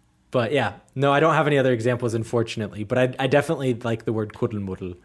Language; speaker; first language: English; native; English